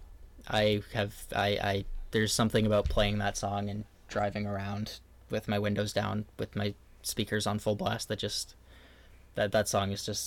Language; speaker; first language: English; native; English